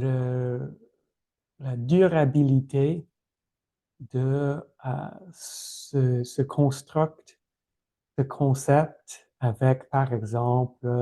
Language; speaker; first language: French; non-native, fluent; English